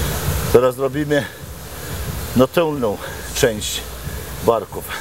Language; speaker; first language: Polish; non-native, fluent; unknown